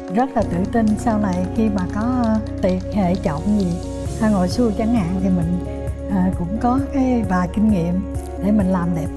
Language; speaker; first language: Vietnamese; native; Vietnamese